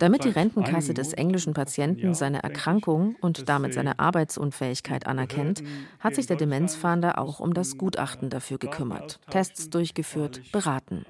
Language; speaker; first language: German; native; German